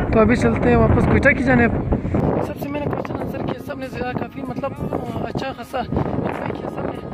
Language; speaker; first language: Urdu; non-native, local second language; Pashto